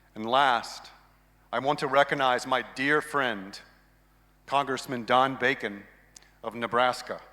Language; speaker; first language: English; native; English